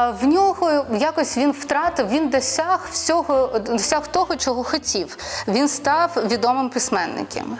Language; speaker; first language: Ukrainian; non-native, local second language; Russian